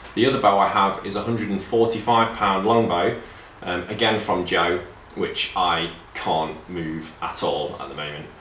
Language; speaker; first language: English; native; English